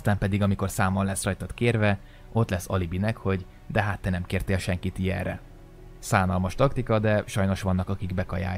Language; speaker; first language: Hungarian; native; Hungarian